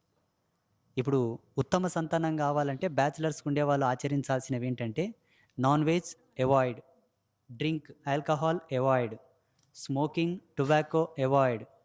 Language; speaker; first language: Telugu; native; Telugu